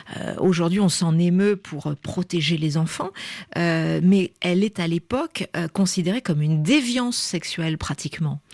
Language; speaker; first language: French; native; French